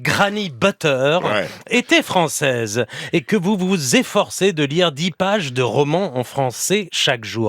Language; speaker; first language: French; native; French